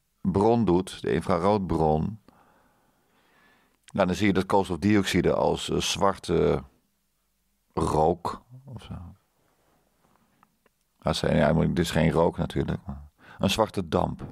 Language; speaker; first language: Dutch; native; Dutch